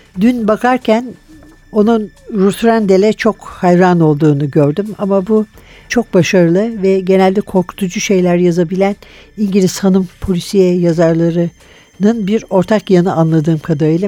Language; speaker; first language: Turkish; native; Turkish